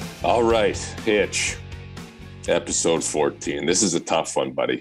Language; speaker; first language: English; native; English